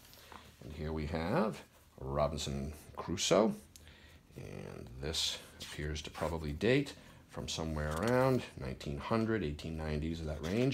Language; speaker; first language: English; native; English